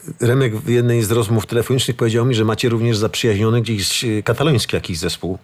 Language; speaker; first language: Polish; native; Polish